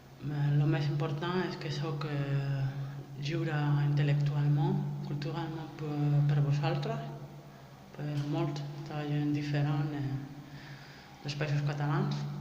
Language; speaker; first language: Catalan; non-native, learner; French